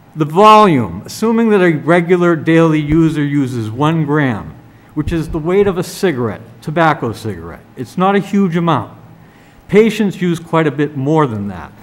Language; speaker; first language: English; native; English